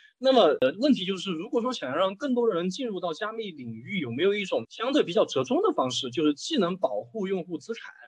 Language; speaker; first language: Chinese; native; Chinese